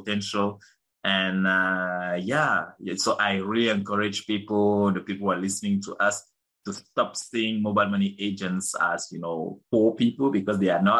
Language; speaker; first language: English; non-native, local second language; French